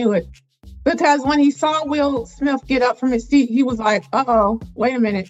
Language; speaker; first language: English; native; English